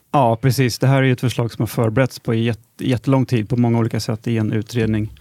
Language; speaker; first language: Swedish; native; Swedish